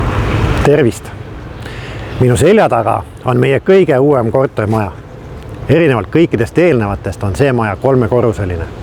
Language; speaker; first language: Estonian; native; Estonian